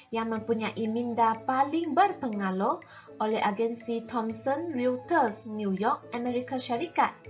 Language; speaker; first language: Malay; non-native, local second language; Chinese